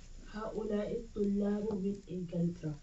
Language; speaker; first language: Arabic; non-native, learner; English